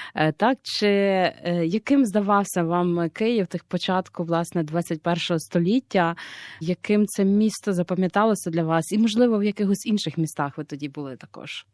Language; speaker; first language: Ukrainian; native; Ukrainian